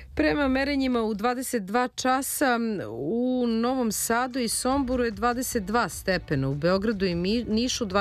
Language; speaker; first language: Serbian; native; Serbian